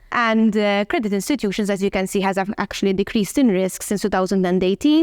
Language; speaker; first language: English; non-native, local second language; Maltese